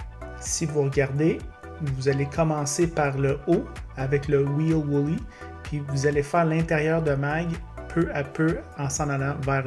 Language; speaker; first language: French; native; French